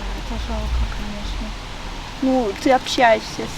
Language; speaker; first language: Russian; early bilingual, heritage; Russian